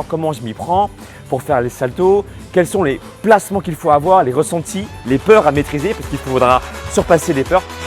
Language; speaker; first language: French; native; French